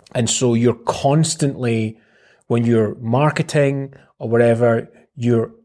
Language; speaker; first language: English; native; English